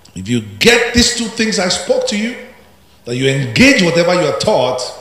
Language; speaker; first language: English; non-native, local second language; Yoruba